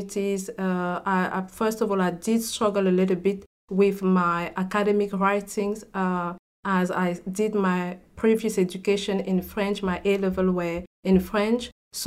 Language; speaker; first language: English; non-native, local second language; French